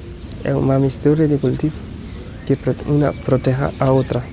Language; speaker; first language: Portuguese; non-native, local second language; Kabuverdianu